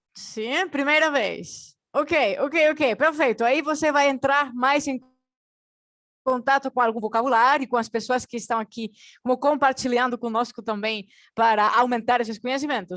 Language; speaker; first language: Portuguese; non-native, fluent; Spanish